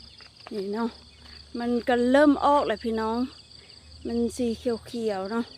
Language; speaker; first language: Thai; non-native, local second language; Lao